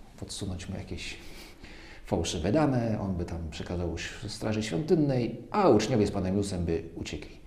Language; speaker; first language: Polish; native; Polish